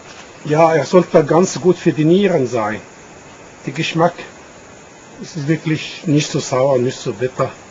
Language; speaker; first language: German; non-native, fluent; Arabic